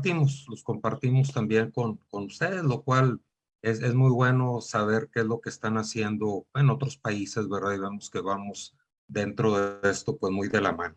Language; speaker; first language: Spanish; native; Spanish